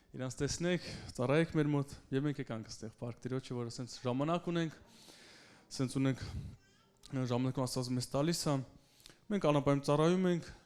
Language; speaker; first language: Armenian; early bilingual, heritage; Russian